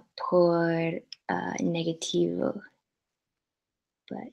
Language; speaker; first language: Spanish; non-native, learner; English